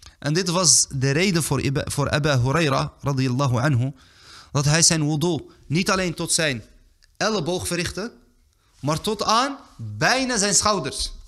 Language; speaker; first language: Dutch; early bilingual, other home language; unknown